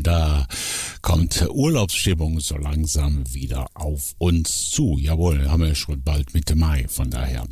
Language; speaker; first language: German; native; German